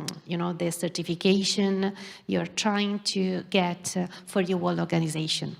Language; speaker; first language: English; non-native, fluent; Italian